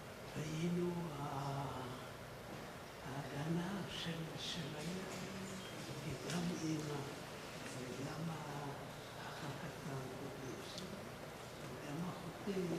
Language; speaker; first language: Hebrew; non-native, fluent; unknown